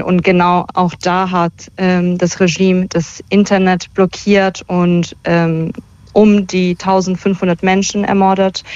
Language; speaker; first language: German; early bilingual, other home language; Persian